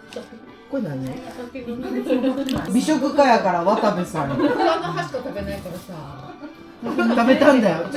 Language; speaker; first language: Japanese; native; Japanese